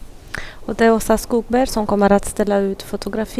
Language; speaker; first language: Swedish; non-native, fluent; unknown